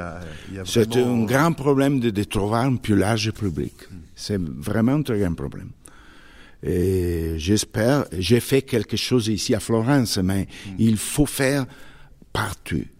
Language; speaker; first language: French; non-native, fluent; Italian